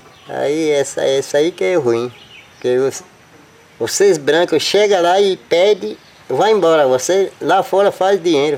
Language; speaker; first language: Portuguese; non-native, local second language; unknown